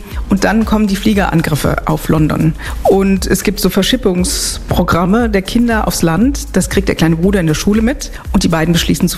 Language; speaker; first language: German; native; German